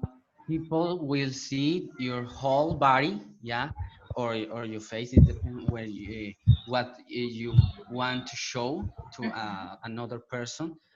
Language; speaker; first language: English; non-native, learner; Spanish